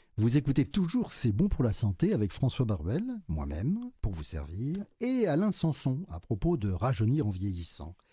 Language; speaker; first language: French; native; French